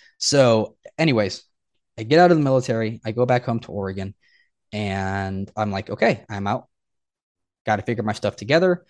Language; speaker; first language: English; native; English